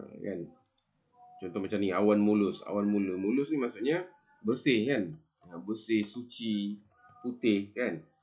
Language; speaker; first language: Malay; native; Malay